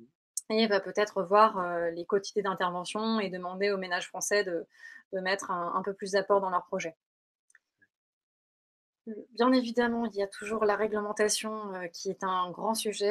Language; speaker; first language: French; native; French